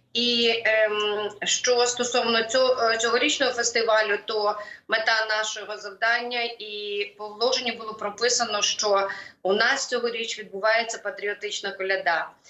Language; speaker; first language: Ukrainian; native; Ukrainian